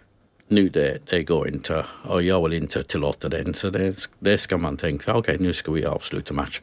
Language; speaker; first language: Swedish; non-native, fluent; English